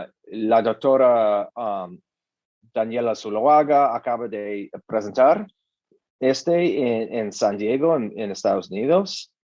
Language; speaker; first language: Spanish; non-native, learner; English